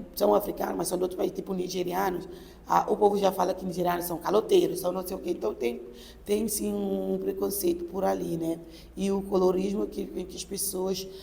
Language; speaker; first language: Portuguese; non-native, local second language; Upper Guinea Crioulo